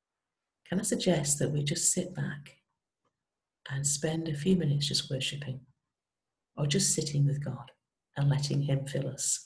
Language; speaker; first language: English; native; English